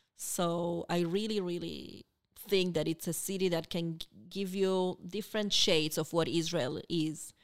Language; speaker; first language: English; non-native, fluent; Spanish